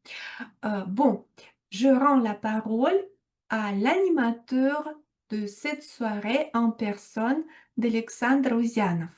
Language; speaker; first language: French; non-native, fluent; Russian